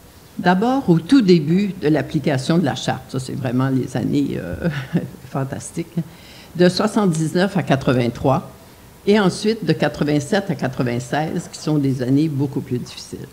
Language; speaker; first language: French; native; French